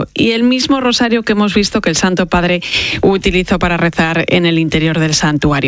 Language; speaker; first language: Spanish; native; Spanish